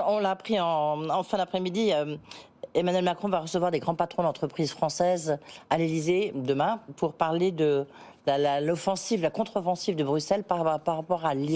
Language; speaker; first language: French; native; French